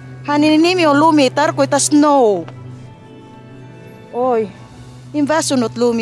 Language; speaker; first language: Finnish; non-native, learner; Cebuano